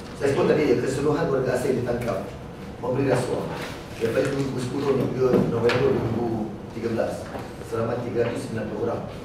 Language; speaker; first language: Malay; native; Malay